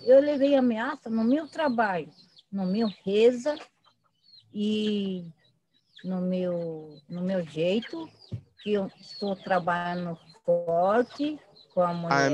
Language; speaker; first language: Portuguese; non-native, local second language; Guarani